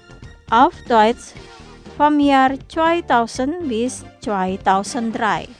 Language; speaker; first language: German; non-native, fluent; Indonesian